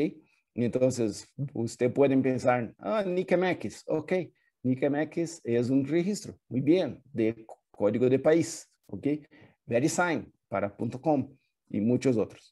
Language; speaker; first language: Spanish; non-native, fluent; Portuguese